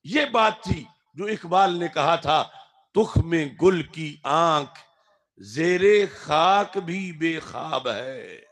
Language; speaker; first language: Urdu; non-native, local second language; Punjabi